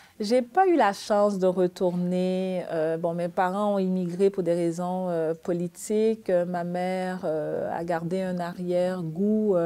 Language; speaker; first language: French; early bilingual, other home language; Haitian Creole